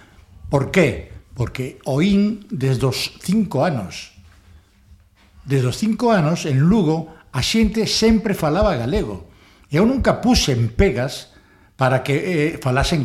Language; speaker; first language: Galician; non-native, local second language; Spanish